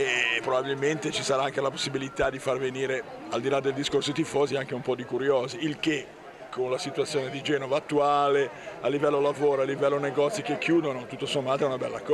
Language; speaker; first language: Italian; native; Italian